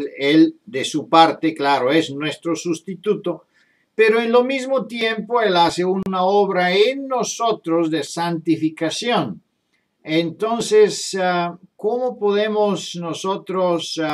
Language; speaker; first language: Spanish; non-native, fluent; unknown